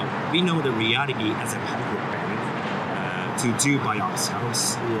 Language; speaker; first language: English; non-native, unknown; Japanese